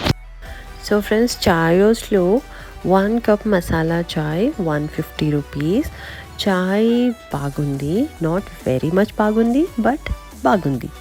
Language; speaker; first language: Telugu; non-native, learner; Kannada